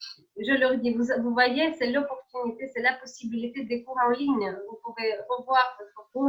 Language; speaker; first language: French; non-native, fluent; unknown